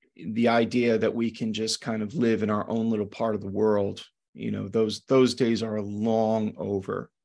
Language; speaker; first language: English; native; English